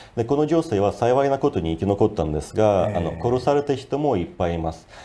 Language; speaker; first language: Japanese; non-native, fluent; Ukrainian